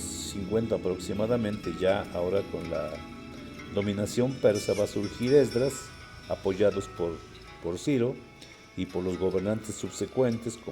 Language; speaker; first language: Spanish; native; Spanish